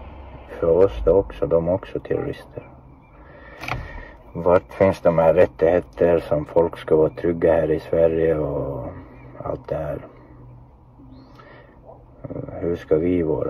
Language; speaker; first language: Swedish; non-native, fluent; Chechen